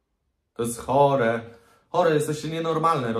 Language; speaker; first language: Polish; native; Polish